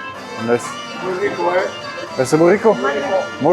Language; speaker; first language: Spanish; non-native, learner; English